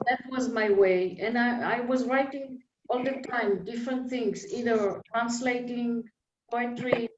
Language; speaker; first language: English; non-native, fluent; Hebrew